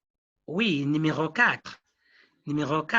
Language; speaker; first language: French; non-native, fluent; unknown